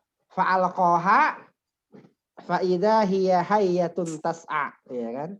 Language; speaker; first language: Arabic; non-native, fluent; Indonesian